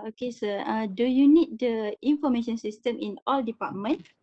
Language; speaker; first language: English; non-native, local second language; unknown